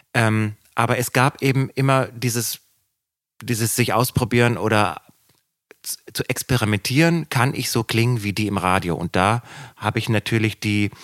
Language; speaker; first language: German; native; German